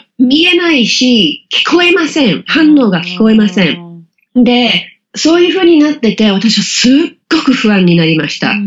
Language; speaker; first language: Japanese; non-native, fluent; English